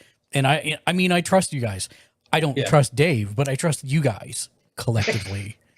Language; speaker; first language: English; native; English